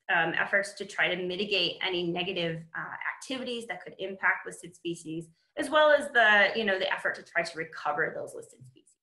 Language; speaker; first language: English; native; English